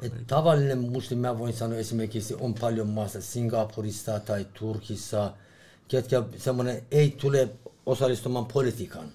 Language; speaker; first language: Finnish; non-native, fluent; Persian